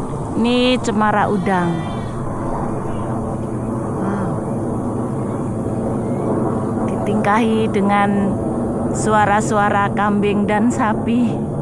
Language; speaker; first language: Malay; non-native, local second language; Javanese